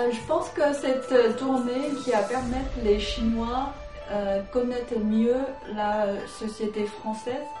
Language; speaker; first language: French; non-native, learner; Chinese